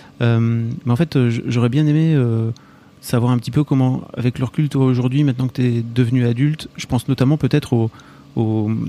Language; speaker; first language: French; native; French